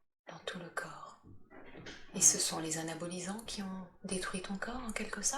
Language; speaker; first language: French; native; French